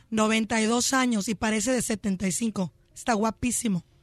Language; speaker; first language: Spanish; early bilingual, heritage; Spanish